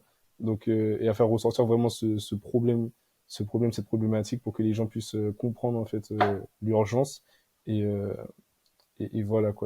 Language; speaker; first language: French; native; French